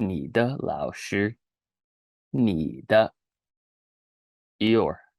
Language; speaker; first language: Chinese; non-native, learner; English